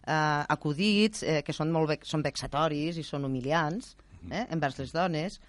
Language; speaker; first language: Catalan; native; Catalan